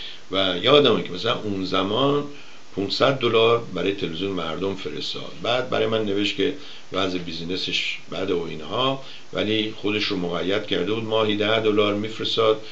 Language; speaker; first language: Persian; native; Persian